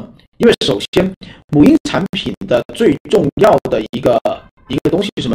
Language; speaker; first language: Chinese; native; Chinese